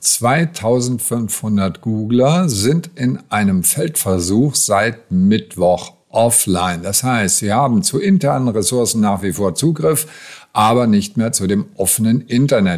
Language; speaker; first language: German; native; German